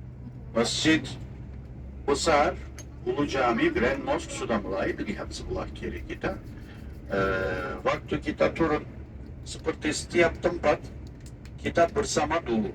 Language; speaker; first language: Indonesian; non-native, fluent; Turkish